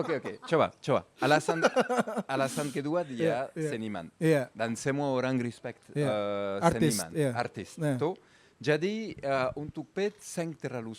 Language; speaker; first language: Indonesian; non-native, fluent; French